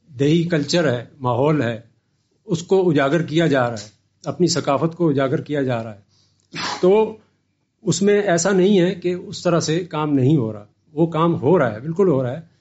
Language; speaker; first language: Urdu; non-native, local second language; Northern Hindko